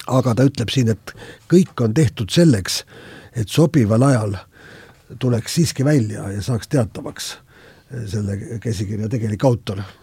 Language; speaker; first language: Estonian; native; Estonian